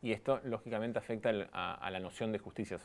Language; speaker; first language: Spanish; native; Spanish